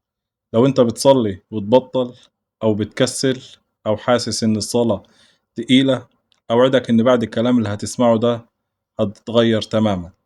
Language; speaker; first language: Arabic; native; Arabic